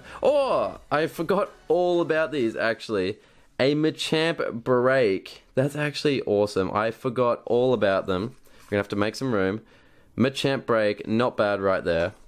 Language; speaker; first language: English; native; English